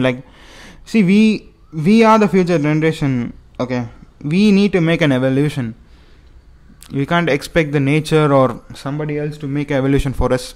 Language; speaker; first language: English; non-native, local second language; Tamil